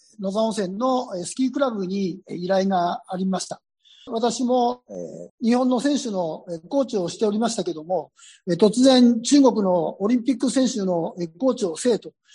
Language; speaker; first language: Japanese; native; Japanese